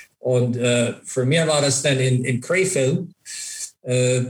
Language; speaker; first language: German; non-native, learner; English